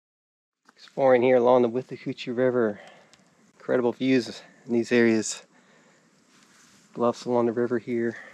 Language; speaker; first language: English; native; English